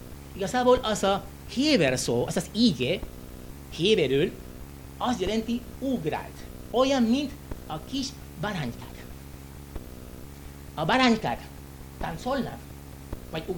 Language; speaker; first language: Hungarian; non-native, learner; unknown